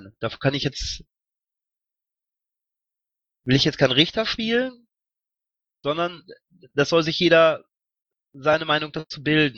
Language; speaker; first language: German; native; German